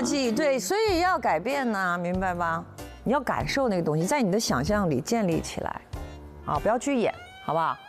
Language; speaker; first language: Chinese; native; Chinese